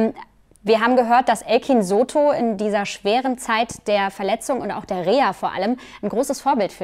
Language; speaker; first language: German; native; German